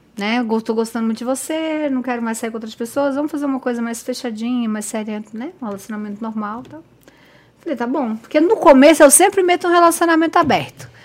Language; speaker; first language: Portuguese; native; Portuguese